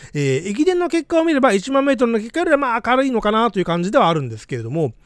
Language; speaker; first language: Japanese; native; Japanese